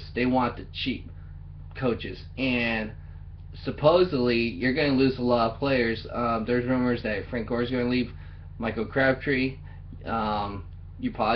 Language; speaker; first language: English; native; English